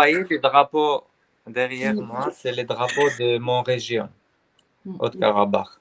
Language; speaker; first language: French; non-native, learner; Armenian